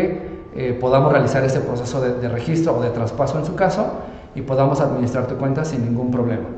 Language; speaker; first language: Spanish; native; Spanish